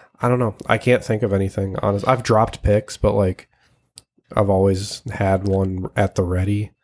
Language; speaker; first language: English; native; English